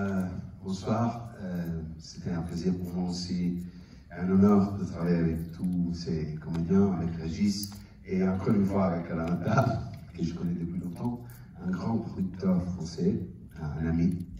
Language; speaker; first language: French; non-native, learner; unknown